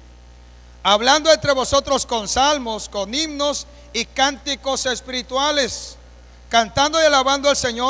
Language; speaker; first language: Spanish; native; Spanish